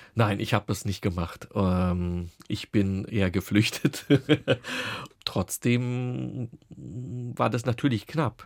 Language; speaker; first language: German; native; German